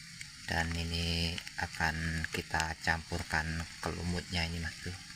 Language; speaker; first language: Indonesian; native; Indonesian